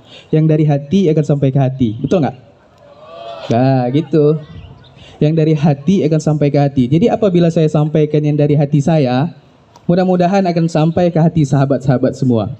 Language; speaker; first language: Indonesian; native; Indonesian